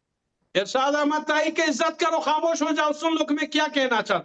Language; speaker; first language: Hindi; non-native, learner; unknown